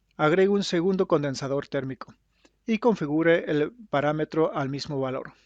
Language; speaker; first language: Spanish; non-native, fluent; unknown